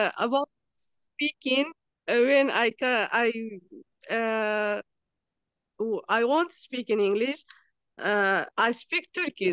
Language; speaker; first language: English; non-native, learner; Kurdish